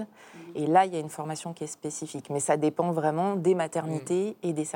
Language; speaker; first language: French; native; French